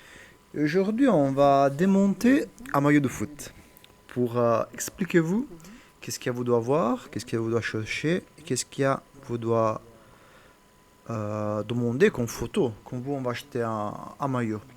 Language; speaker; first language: French; non-native, learner; Italian